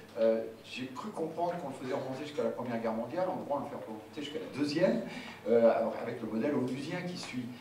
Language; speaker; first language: French; native; French